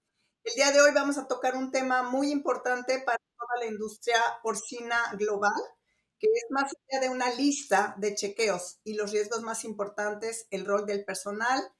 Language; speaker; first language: Spanish; native; Spanish